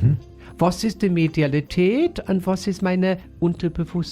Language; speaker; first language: German; non-native, fluent; English